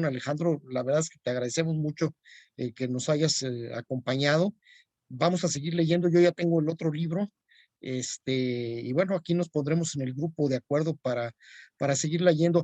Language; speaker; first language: Spanish; native; Spanish